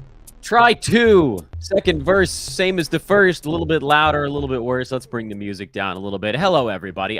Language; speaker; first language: English; native; English